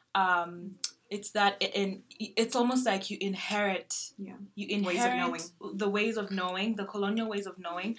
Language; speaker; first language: English; non-native, local second language; Ganda